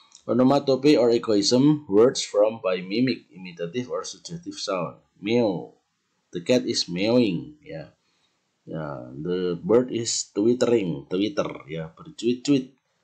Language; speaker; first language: English; non-native, fluent; Indonesian